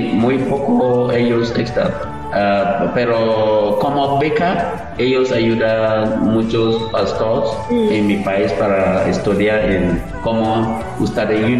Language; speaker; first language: Spanish; non-native, learner; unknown